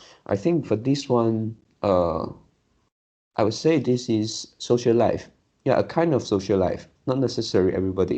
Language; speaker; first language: English; non-native, learner; Chinese